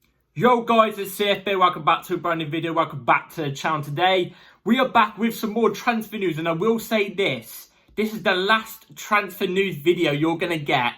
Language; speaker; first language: English; native; English